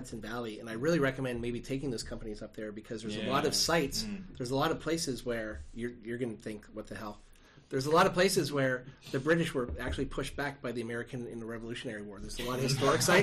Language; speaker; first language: English; native; English